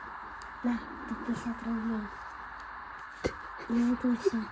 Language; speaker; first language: Russian; early bilingual, other home language; Armenian